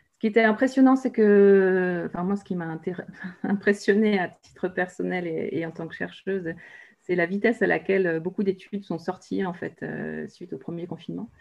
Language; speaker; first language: French; native; French